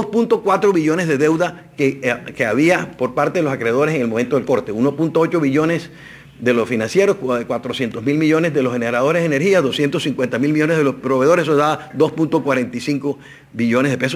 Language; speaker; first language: Spanish; native; Spanish